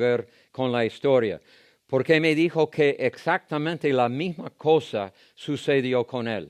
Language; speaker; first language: Spanish; non-native, fluent; English